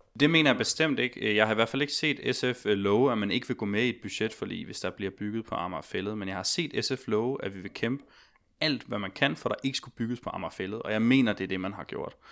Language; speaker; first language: Danish; native; Danish